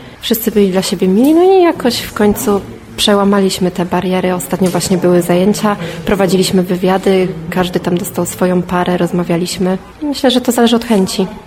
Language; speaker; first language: Polish; native; Polish